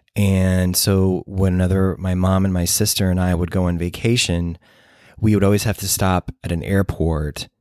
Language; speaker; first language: English; native; English